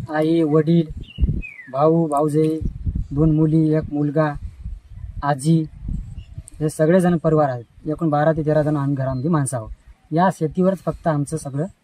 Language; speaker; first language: Marathi; native; Marathi